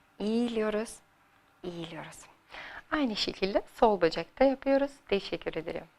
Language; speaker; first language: Turkish; non-native, learner; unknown